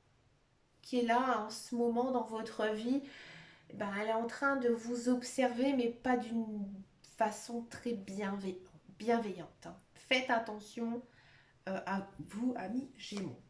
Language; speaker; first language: French; native; French